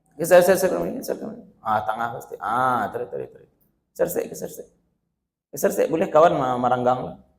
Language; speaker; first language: Malay; non-native, local second language; Minangkabau